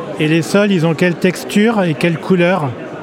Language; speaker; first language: French; native; French